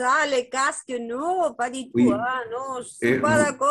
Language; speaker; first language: French; non-native, fluent; Spanish